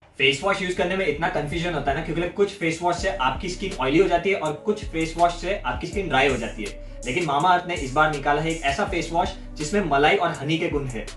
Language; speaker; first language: Hindi; native; Hindi